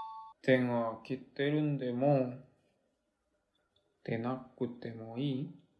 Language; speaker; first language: Japanese; non-native, learner; Korean